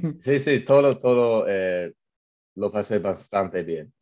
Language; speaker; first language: Spanish; non-native, learner; English